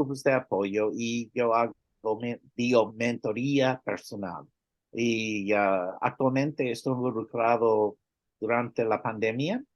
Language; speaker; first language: Spanish; non-native, learner; English